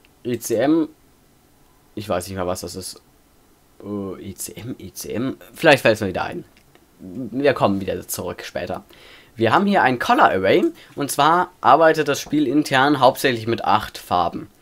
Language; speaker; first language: German; native; German